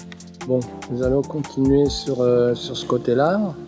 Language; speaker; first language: French; native; French